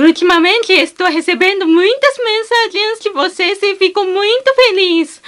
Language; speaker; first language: Portuguese; non-native, fluent; Japanese